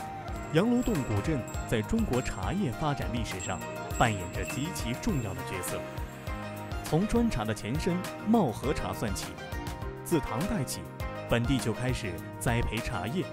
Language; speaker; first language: Chinese; native; Chinese